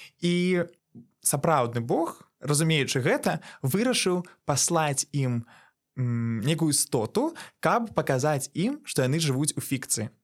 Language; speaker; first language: Belarusian; non-native, local second language; Russian